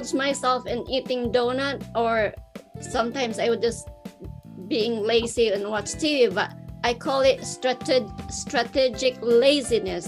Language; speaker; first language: English; non-native, local second language; Filipino